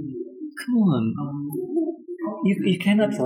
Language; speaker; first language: English; non-native, learner; Indonesian